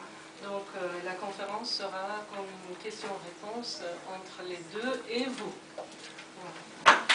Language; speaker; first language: French; non-native, fluent; Persian